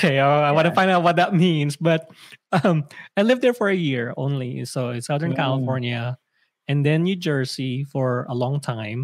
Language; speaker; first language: English; non-native, local second language; Filipino